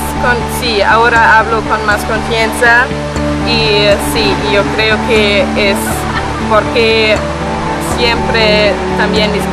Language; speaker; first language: Spanish; non-native, learner; German